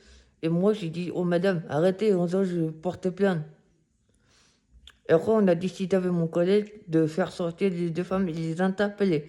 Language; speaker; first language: French; non-native, fluent; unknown